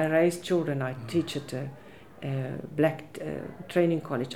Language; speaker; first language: English; non-native, local second language; Afrikaans